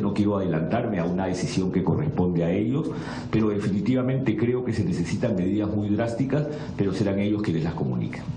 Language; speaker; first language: Spanish; native; Spanish